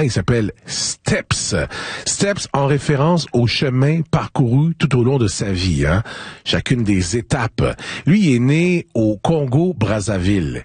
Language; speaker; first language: French; native; French